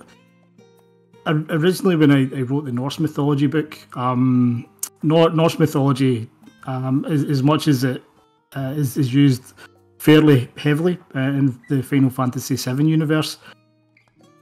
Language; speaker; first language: English; native; English